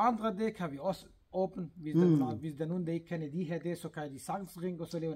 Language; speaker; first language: Danish; non-native, fluent; Kurdish